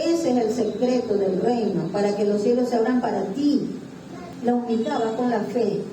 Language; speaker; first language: Spanish; native; Spanish